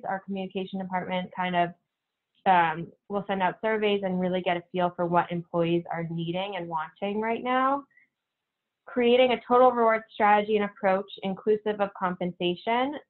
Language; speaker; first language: English; native; English